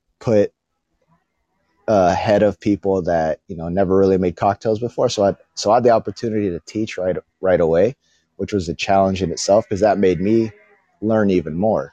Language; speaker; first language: English; early bilingual, other home language; Filipino